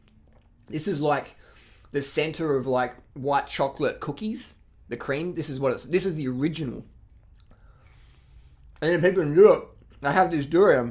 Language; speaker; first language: English; native; English